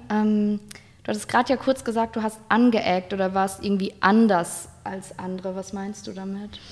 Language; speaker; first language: German; native; German